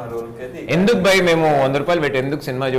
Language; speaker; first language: Telugu; native; Telugu